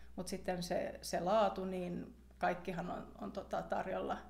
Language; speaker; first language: Finnish; non-native, local second language; Swedish